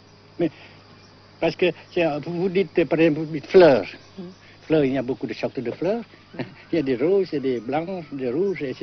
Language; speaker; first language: French; non-native, local second language; Vietnamese